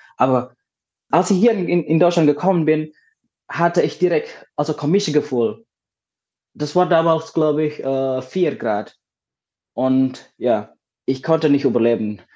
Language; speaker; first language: German; non-native, learner; Indonesian